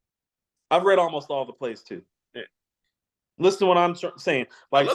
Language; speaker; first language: English; native; English